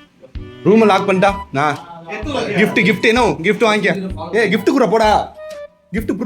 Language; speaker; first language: Tamil; native; Tamil